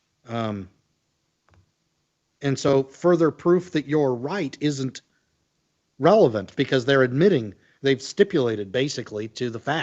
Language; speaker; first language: English; native; English